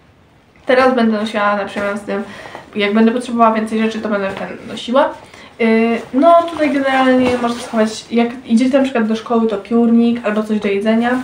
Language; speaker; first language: Polish; native; Polish